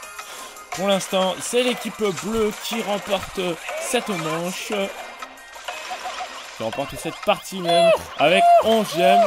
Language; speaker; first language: French; native; French